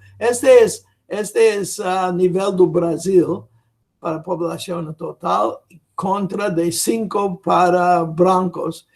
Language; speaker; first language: Spanish; non-native, fluent; English